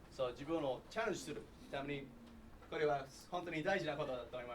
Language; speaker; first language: Japanese; non-native, learner; English